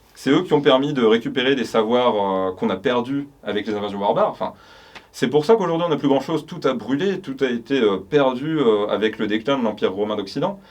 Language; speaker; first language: French; native; French